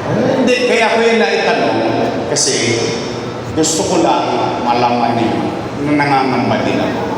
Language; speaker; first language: Filipino; native; Filipino